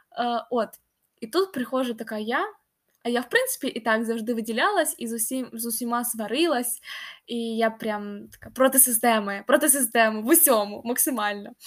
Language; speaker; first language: Ukrainian; non-native, local second language; Russian